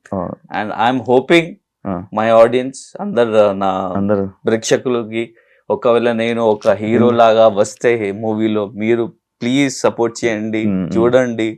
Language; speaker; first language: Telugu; non-native, learner; Hindi